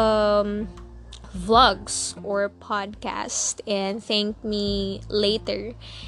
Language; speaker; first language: English; non-native, local second language; Cebuano